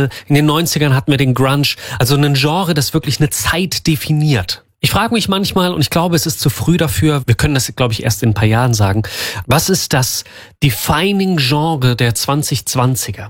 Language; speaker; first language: German; native; German